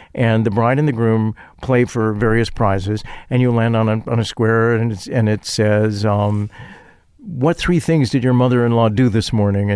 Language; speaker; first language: English; native; English